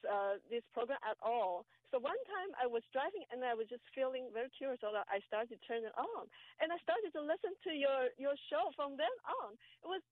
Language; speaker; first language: English; non-native, fluent; Chinese